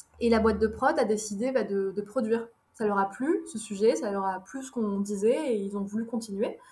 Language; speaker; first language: French; early bilingual, other home language; Arabic